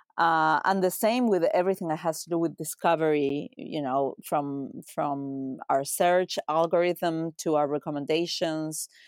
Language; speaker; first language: English; non-native, fluent; Spanish